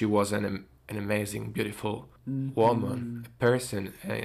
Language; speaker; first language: English; non-native, fluent; Italian